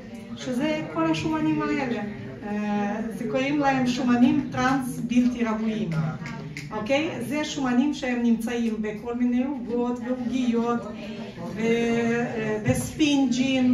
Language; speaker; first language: Hebrew; non-native, fluent; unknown